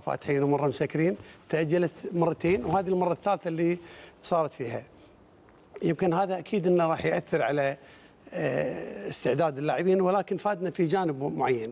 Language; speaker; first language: Arabic; native; Arabic